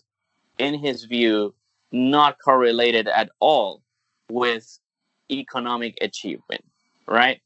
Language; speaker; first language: English; non-native, fluent; Spanish